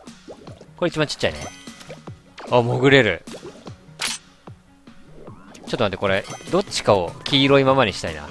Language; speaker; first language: Japanese; native; Japanese